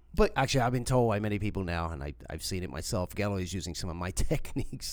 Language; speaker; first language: English; native; English